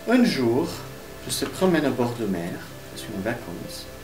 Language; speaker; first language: French; non-native, learner; Italian